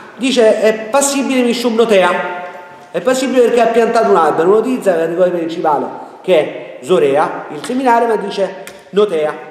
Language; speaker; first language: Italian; native; Italian